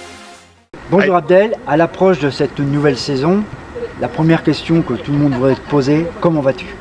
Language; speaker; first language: French; native; French